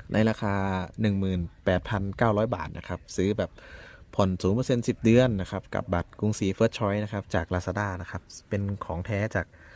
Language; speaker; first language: Thai; native; Thai